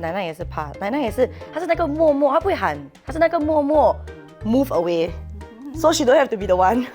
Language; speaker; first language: Chinese; non-native, local second language; English